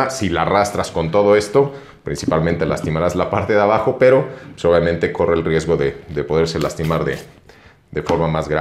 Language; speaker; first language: Spanish; native; Spanish